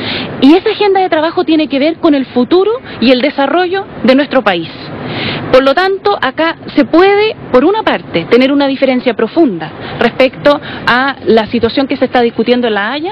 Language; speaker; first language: Spanish; native; Spanish